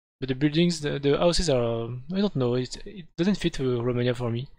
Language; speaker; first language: English; non-native, fluent; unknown